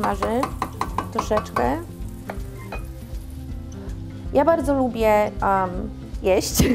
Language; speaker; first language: Polish; early bilingual, heritage; Polish